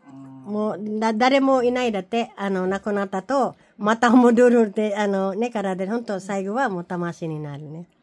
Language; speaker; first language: Japanese; non-native, learner; Filipino